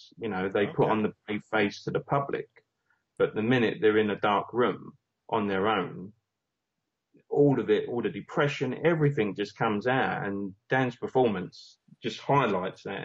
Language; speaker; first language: English; native; English